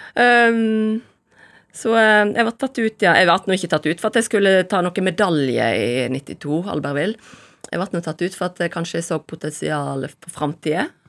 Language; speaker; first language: Norwegian; native; Norwegian